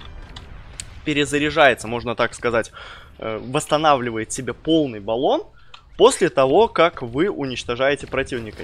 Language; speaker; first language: Russian; native; Russian